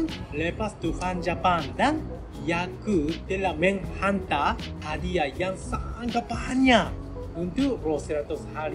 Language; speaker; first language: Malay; non-native, learner; Japanese